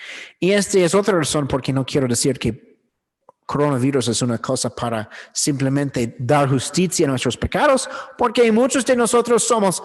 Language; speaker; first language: Spanish; non-native, learner; English